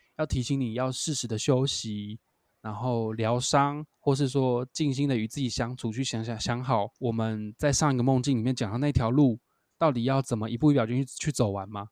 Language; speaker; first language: Chinese; native; Chinese